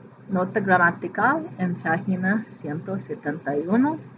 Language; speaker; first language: Spanish; non-native, fluent; English